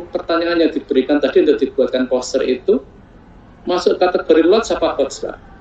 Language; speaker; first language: Indonesian; non-native, local second language; Javanese